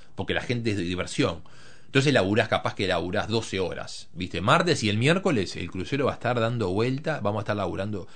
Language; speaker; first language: Spanish; native; Spanish